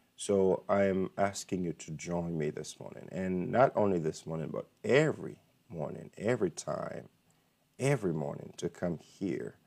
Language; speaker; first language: English; non-native, fluent; Haitian Creole